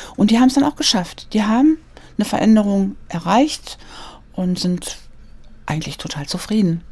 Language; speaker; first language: German; native; German